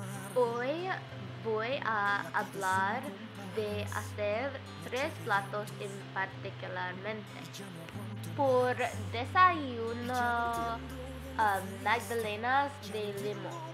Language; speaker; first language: Spanish; non-native, learner; English